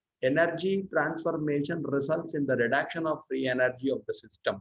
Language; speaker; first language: English; non-native, local second language; Tamil